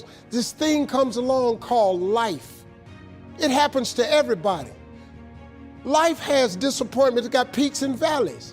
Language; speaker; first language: English; native; English